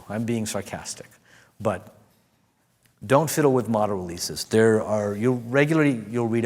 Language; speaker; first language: English; native; English